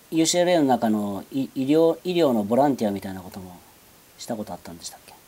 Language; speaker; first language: Japanese; native; Japanese